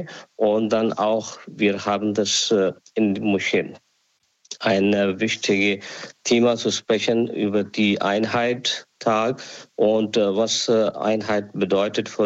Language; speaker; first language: German; non-native, learner; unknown